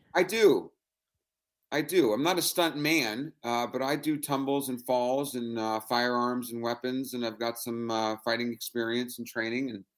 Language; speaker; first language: English; native; English